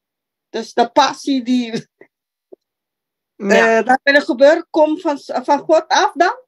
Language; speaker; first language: Dutch; non-native, local second language; Papiamento